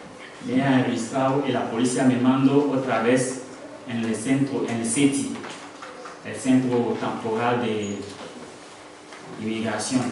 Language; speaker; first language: Spanish; non-native, learner; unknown